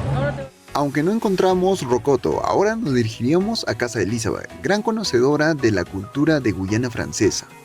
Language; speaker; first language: Spanish; native; Spanish